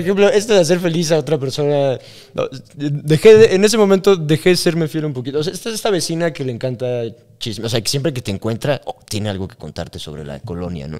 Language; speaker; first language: Spanish; native; Spanish